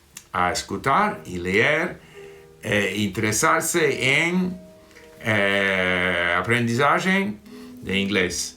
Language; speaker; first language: Portuguese; non-native, fluent; English